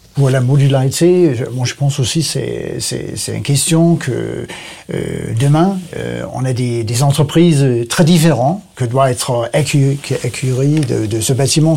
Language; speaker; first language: French; non-native, learner; Danish